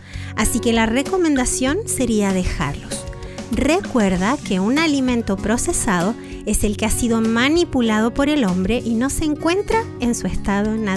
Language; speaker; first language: Spanish; native; Spanish